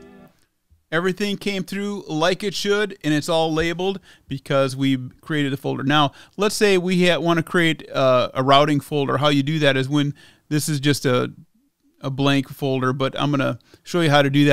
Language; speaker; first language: English; native; English